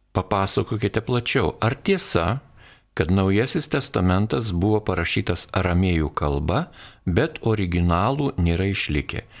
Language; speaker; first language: Lithuanian; native; Lithuanian